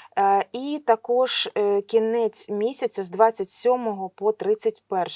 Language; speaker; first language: Ukrainian; non-native, local second language; Russian